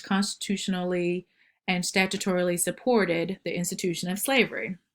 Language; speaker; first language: English; native; English